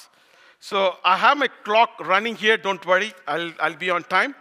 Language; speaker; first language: English; non-native, local second language; Tamil